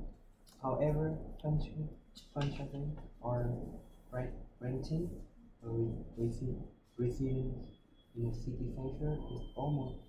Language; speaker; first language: English; non-native, learner; Vietnamese